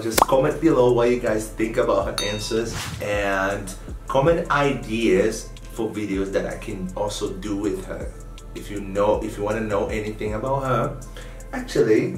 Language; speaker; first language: English; non-native, fluent; Portuguese